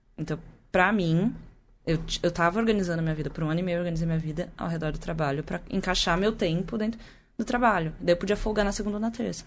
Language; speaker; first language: Portuguese; native; Portuguese